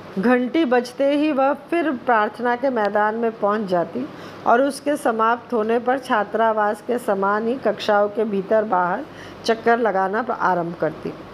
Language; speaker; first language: Hindi; non-native, local second language; Bangla